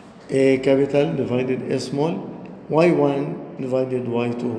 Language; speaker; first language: English; non-native, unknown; Arabic